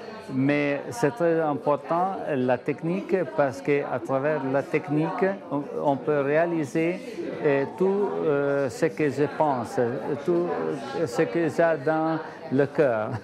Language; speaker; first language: French; non-native, fluent; Italian